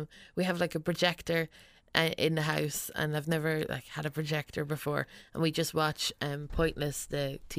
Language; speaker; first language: English; native; English